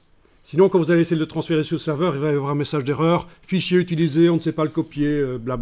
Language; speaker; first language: French; native; French